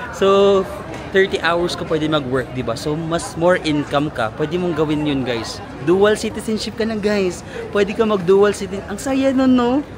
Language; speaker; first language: Filipino; non-native, local second language; Waray